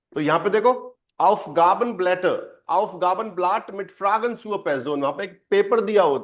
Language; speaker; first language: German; non-native, fluent; Hindi